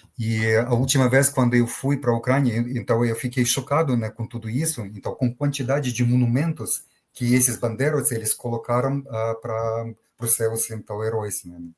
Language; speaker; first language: Portuguese; non-native, fluent; Ukrainian